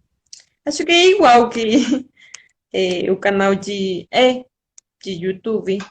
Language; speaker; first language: Portuguese; non-native, fluent; Spanish